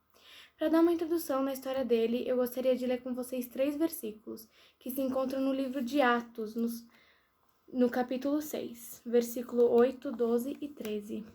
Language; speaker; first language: Portuguese; native; Portuguese